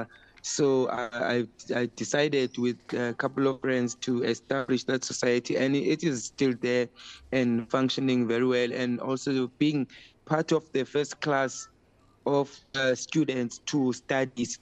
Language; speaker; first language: English; non-native, local second language; Xhosa